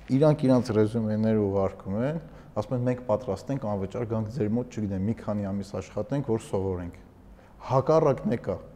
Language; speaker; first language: Armenian; native; Armenian